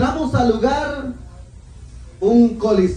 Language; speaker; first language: Spanish; native; Spanish